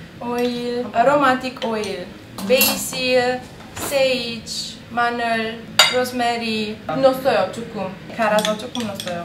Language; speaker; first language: Korean; non-native, learner; Italian